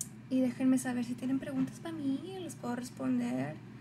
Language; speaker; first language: Spanish; early bilingual, heritage; Spanish